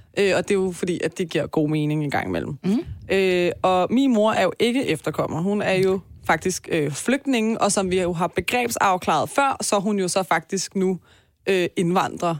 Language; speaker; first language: Danish; early bilingual, other home language; Persian